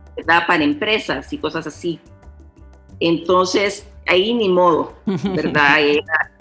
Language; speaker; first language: Spanish; early bilingual, heritage; Spanish